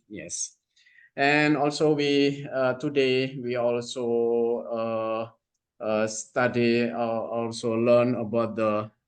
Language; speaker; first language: English; non-native, fluent; Indonesian